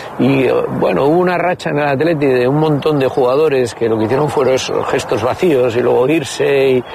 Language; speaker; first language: Spanish; native; Spanish